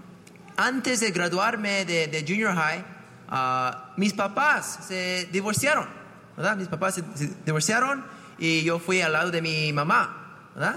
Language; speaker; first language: Spanish; non-native, fluent; English